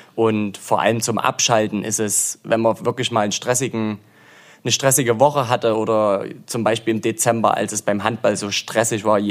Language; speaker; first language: German; native; German